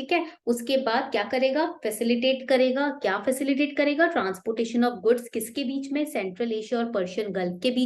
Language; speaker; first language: Hindi; native; Hindi